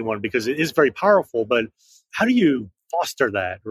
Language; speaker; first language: English; native; English